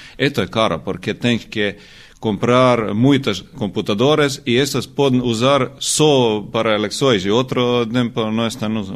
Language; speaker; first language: Portuguese; non-native, learner; Estonian